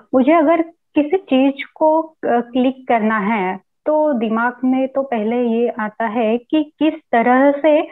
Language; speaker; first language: Hindi; non-native, local second language; Marathi